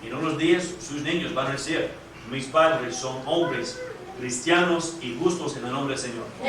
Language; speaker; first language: Spanish; non-native, fluent; English